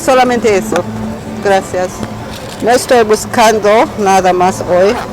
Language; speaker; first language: Spanish; non-native, learner; English